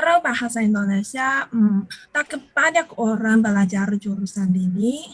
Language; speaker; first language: Indonesian; non-native, learner; Chinese